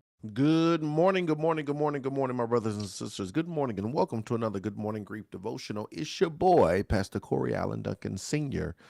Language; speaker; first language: English; native; English